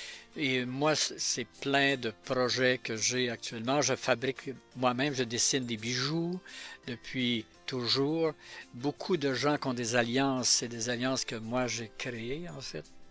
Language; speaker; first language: French; native; French